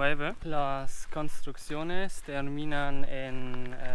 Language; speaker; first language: Spanish; non-native, learner; German